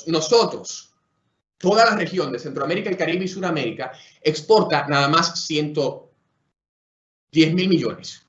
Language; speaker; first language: Spanish; native; Spanish